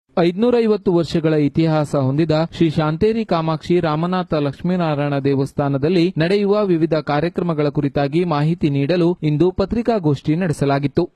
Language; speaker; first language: Kannada; native; Kannada